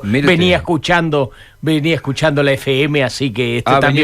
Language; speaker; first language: Spanish; native; Spanish